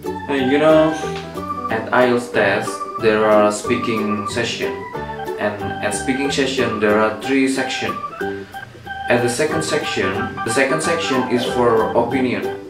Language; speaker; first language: English; non-native, learner; Javanese